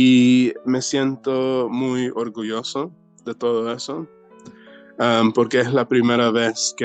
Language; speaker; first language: Spanish; early bilingual, heritage; Spanish